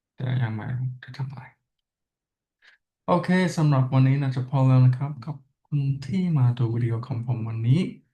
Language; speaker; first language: Thai; non-native, learner; English